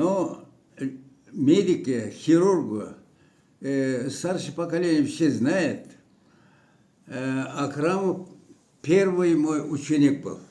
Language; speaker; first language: Russian; non-native, local second language; Kyrgyz